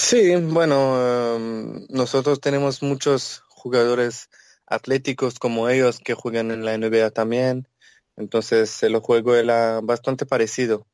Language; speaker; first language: Portuguese; non-native, learner; French